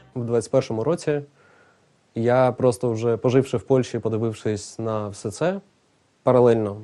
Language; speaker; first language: Ukrainian; non-native, local second language; Russian